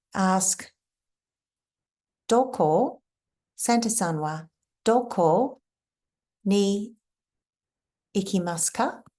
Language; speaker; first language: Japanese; non-native, fluent; English